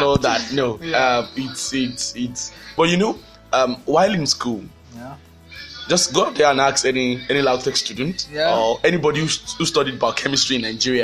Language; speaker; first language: English; non-native, local second language; Yoruba